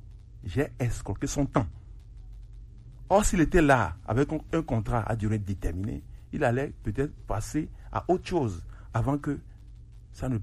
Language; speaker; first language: French; non-native, local second language; Ewe